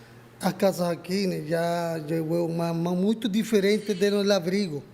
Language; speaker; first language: Portuguese; non-native, learner; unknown